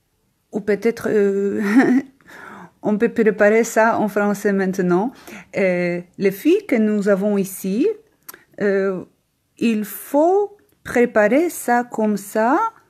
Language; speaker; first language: French; non-native, learner; Polish